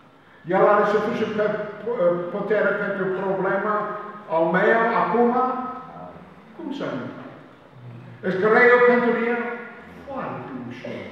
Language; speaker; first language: Romanian; non-native, learner; English